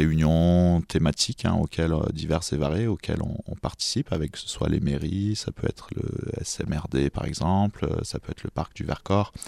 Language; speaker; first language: French; native; French